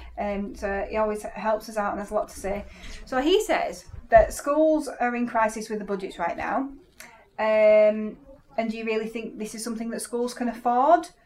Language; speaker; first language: English; native; English